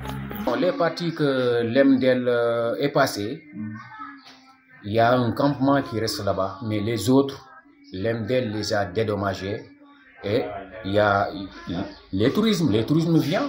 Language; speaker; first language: French; non-native, local second language; Wolof